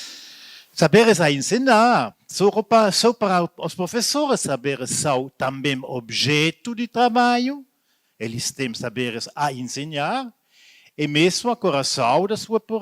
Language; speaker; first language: Portuguese; non-native, fluent; Italian